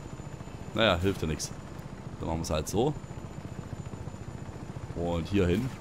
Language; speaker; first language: German; native; German